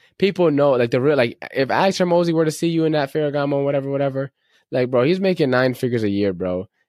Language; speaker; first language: English; native; English